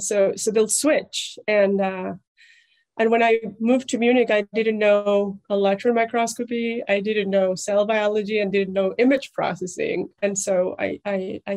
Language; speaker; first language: English; non-native, fluent; Spanish